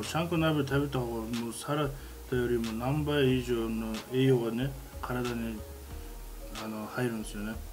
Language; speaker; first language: Japanese; non-native, fluent; Mongolian